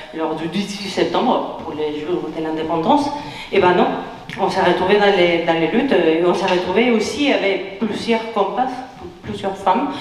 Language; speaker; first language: French; non-native, fluent; Spanish